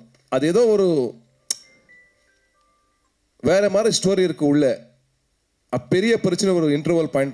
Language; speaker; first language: Tamil; non-native, local second language; Kannada